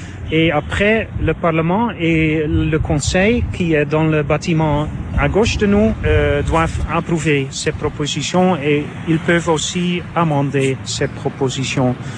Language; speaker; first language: French; non-native, fluent; Dutch